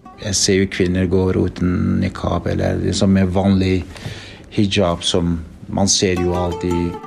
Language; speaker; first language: Norwegian; non-native, fluent; Persian